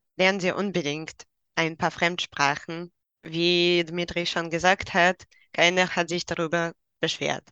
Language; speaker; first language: German; non-native, fluent; Russian